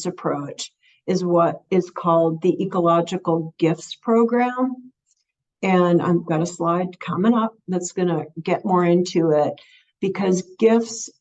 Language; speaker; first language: English; native; English